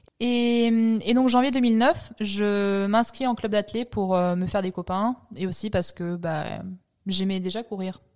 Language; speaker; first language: French; early bilingual, other home language; Italian